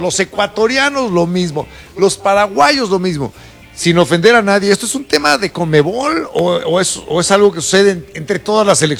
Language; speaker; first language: Spanish; native; Spanish